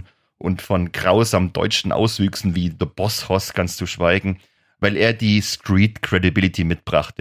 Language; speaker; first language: German; native; German